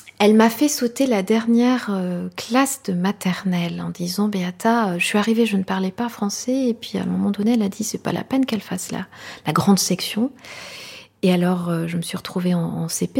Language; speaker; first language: French; non-native, local second language; Kinyarwanda